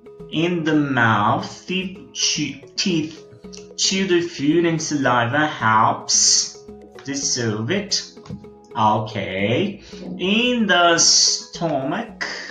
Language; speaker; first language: English; non-native, fluent; Portuguese